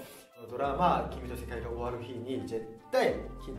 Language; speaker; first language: Japanese; non-native, fluent; Korean